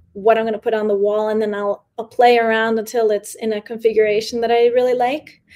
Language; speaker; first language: English; early bilingual, other home language; Spanish